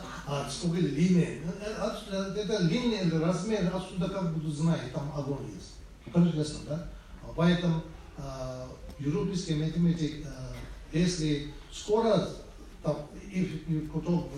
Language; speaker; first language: Russian; non-native, fluent; Tibetan